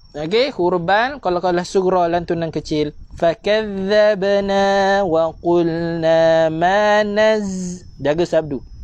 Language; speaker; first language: Malay; native; Malay